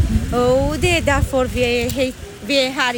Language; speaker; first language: Swedish; non-native, fluent; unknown